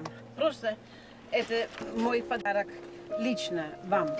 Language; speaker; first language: Russian; non-native, fluent; Dutch